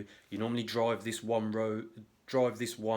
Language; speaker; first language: English; native; English